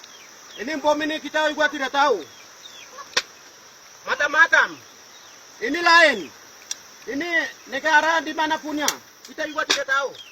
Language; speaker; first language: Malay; non-native, local second language; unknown